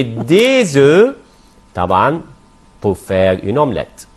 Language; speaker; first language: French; non-native, fluent; Arabic